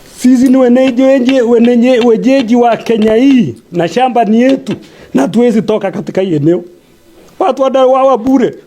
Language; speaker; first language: Swahili; non-native, local second language; Kalenjin